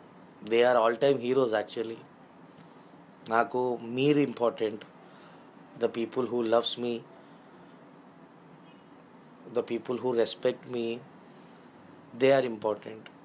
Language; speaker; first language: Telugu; non-native, local second language; Urdu